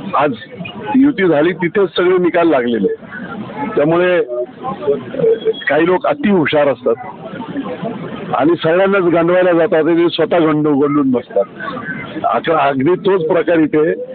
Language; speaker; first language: Marathi; native; Marathi